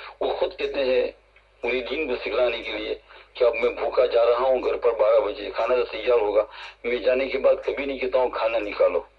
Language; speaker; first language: Urdu; non-native, local second language; Gujarati